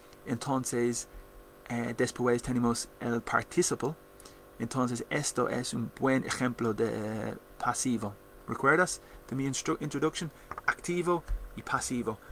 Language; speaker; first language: Spanish; non-native, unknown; English